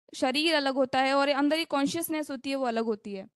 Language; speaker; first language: Hindi; native; Hindi